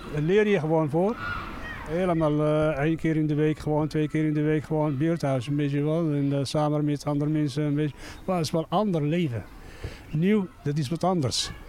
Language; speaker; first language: Dutch; non-native, learner; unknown